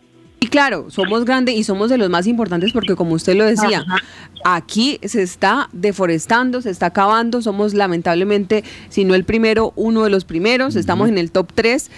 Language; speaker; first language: Spanish; native; Spanish